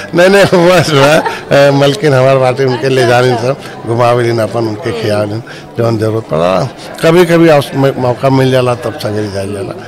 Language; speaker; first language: Bhojpuri; native; Bhojpuri